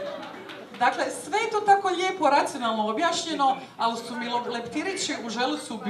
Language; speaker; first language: Croatian; native; Croatian